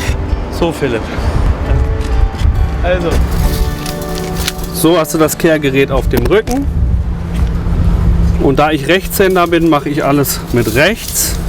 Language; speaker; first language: German; native; German